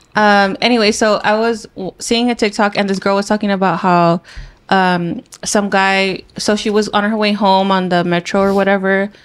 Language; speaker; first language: English; native; English